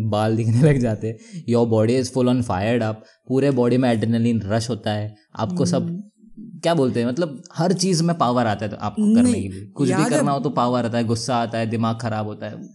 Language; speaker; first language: Hindi; non-native, local second language; Marathi